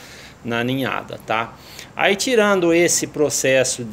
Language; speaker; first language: Portuguese; native; Portuguese